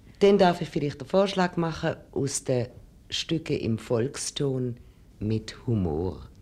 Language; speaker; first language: German; native; German